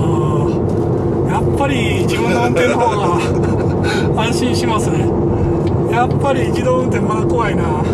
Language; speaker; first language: Japanese; native; Japanese